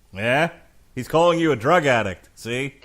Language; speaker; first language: English; native; English